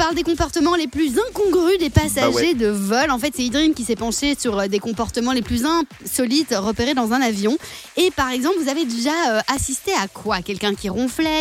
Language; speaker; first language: French; native; French